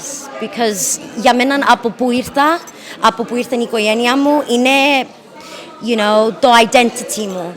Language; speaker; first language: Greek; early bilingual, heritage; English